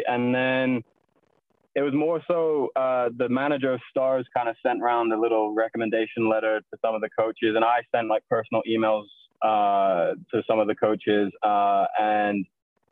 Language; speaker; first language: English; native; English